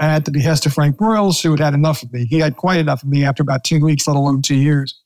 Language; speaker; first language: English; native; English